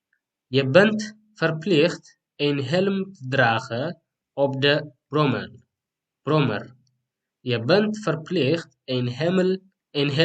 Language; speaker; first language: Dutch; non-native, fluent; Tigrinya